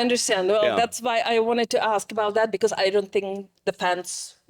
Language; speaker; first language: English; non-native, fluent; Czech